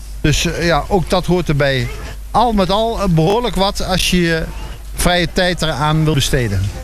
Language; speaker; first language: Dutch; native; Dutch